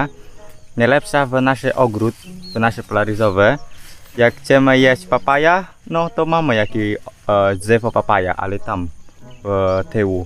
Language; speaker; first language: Polish; non-native, learner; Balinese